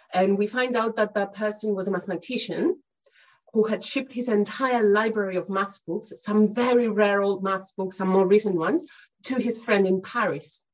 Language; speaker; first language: English; non-native, fluent; Greek